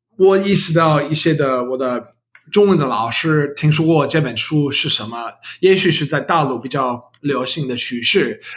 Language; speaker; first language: Chinese; non-native, learner; English